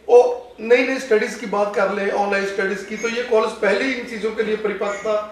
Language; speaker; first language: Hindi; non-native, local second language; Punjabi